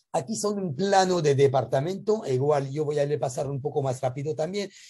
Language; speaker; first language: Spanish; non-native, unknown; French